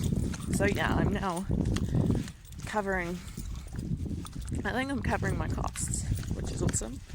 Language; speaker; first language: English; native; English